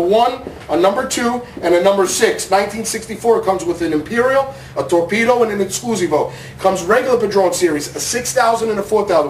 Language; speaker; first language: English; native; English